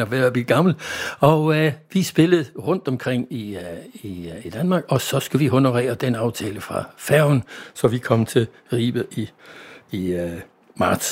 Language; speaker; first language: Danish; non-native, fluent; English